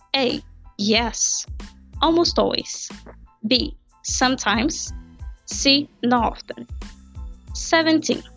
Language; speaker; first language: English; non-native, fluent; Portuguese